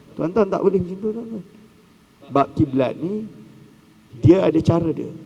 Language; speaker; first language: Malay; native; Malay